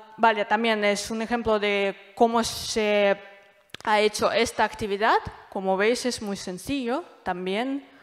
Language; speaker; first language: Spanish; non-native, fluent; Russian